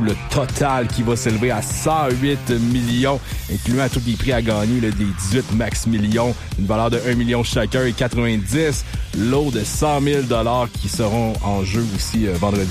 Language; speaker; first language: French; native; French